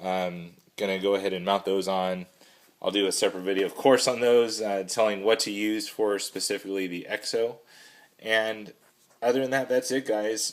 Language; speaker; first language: English; native; English